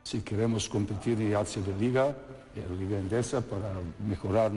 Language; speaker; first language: Spanish; non-native, fluent; Serbian